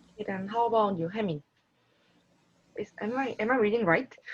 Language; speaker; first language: English; non-native, learner; Korean